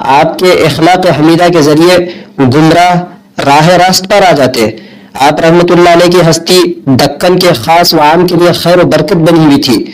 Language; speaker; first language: Hindi; native; Hindi